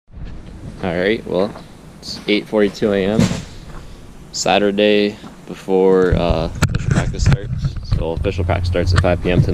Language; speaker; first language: English; native; English